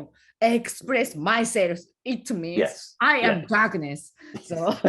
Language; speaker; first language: English; non-native, learner; Japanese